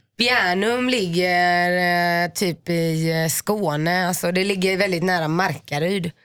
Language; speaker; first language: Swedish; native; Swedish